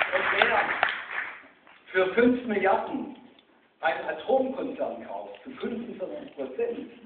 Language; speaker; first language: German; native; German